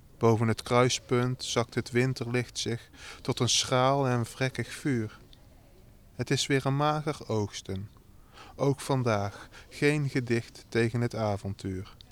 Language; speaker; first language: Dutch; native; Dutch